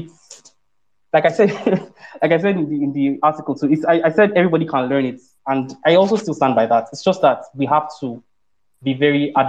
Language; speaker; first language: English; non-native, local second language; Yoruba